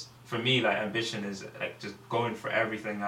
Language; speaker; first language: English; native; English